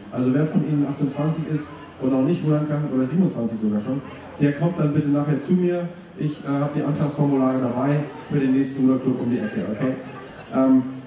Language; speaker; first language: German; native; German